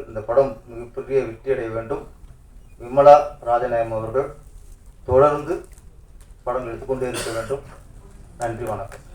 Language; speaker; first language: Tamil; native; Tamil